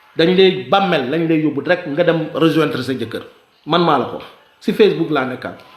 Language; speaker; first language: Wolof; non-native, local second language; Mandingo